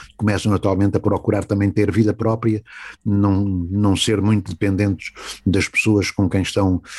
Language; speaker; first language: Portuguese; native; Portuguese